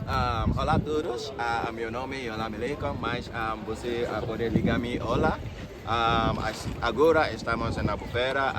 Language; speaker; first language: Portuguese; non-native, learner; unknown